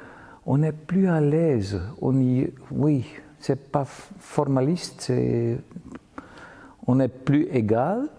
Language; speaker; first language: French; non-native, fluent; Dutch